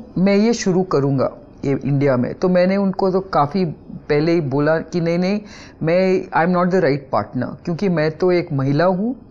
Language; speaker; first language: Hindi; non-native, local second language; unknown